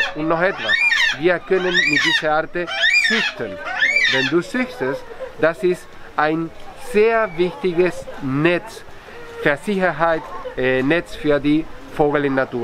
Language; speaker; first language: German; non-native, fluent; Spanish